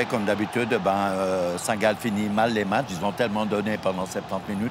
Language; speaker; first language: French; native; French